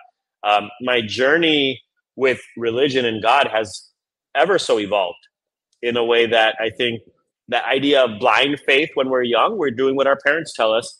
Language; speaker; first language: English; native; English